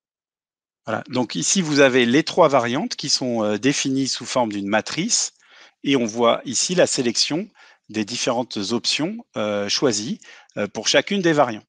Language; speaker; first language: French; native; French